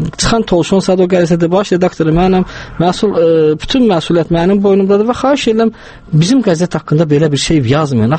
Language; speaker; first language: Azerbaijani; non-native, local second language; Talysh